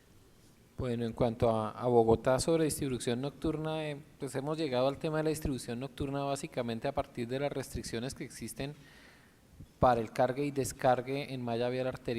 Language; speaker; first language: Spanish; native; Spanish